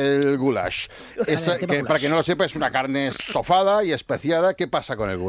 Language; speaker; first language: Spanish; native; Spanish